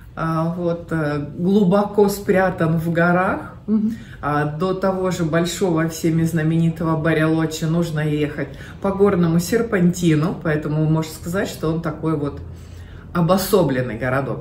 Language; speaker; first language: Russian; native; Russian